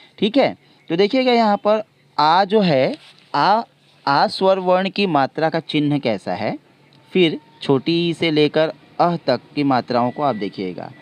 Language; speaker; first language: Hindi; non-native, local second language; Assamese